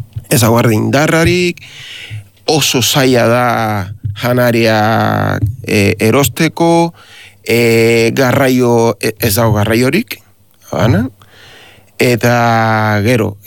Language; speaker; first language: Basque; non-native, learner; Spanish